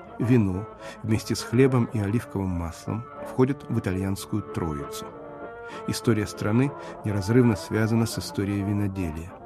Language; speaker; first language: Russian; native; Russian